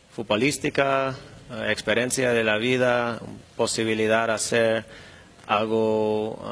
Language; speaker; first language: Spanish; non-native, fluent; English